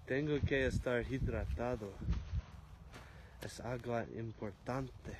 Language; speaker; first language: Spanish; non-native, learner; English